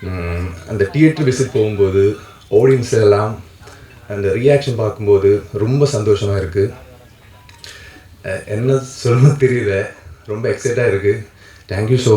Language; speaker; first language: Tamil; non-native, learner; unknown